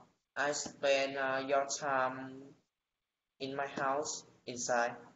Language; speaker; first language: English; non-native, learner; Vietnamese